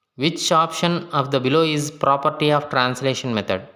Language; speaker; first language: English; non-native, local second language; Telugu